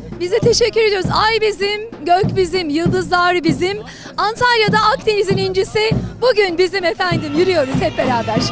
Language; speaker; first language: Turkish; native; Turkish